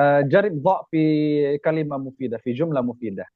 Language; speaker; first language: Arabic; non-native, fluent; Indonesian